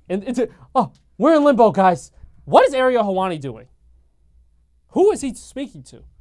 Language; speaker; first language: English; native; English